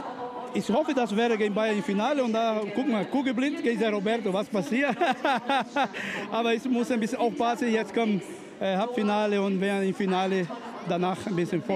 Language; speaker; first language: German; non-native, learner; Portuguese